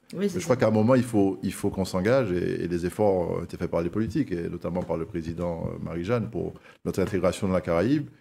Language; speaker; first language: French; native; French